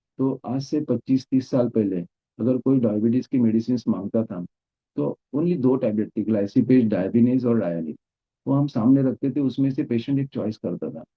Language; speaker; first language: Hindi; non-native, local second language; Marathi